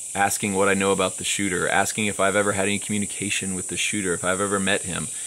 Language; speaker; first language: English; native; English